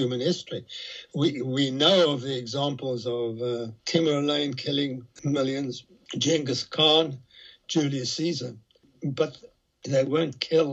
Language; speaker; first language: English; native; English